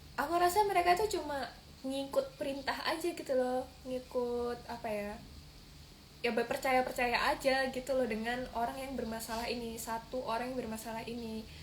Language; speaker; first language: Indonesian; native; Indonesian